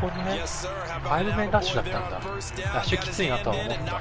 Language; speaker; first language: Japanese; native; Japanese